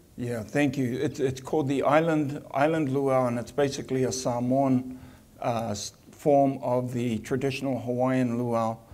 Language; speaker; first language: English; native; English